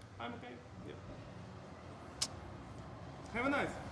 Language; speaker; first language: English; non-native, learner; Ukrainian